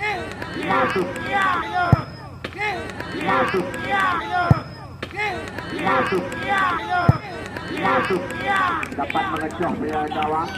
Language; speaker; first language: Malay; non-native, local second language; Achinese